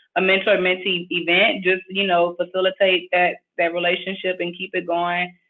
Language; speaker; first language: English; native; English